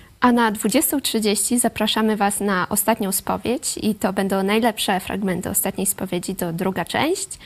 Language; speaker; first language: Polish; native; Polish